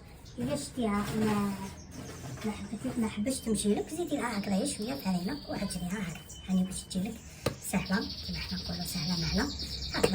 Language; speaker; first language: Arabic; native; Arabic